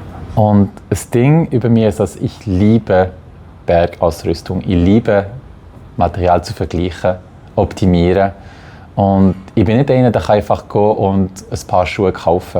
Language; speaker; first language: German; non-native, local second language; French